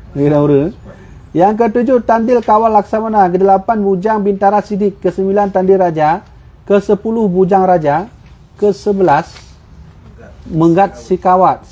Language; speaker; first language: Malay; non-native, local second language; Achinese